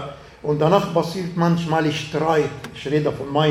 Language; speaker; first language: German; non-native, learner; Arabic